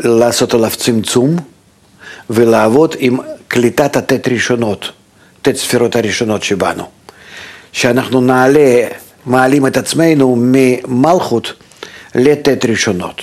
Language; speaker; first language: Hebrew; non-native, fluent; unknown